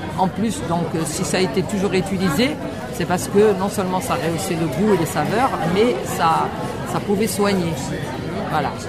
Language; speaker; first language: French; non-native, local second language; Arabic